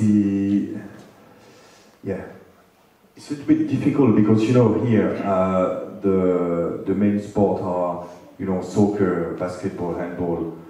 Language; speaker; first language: English; non-native, fluent; French